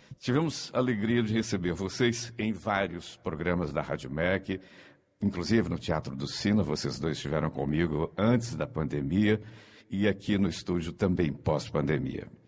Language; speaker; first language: Portuguese; native; Portuguese